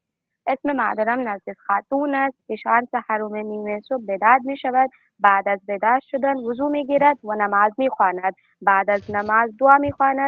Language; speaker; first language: Persian; non-native, learner; Urdu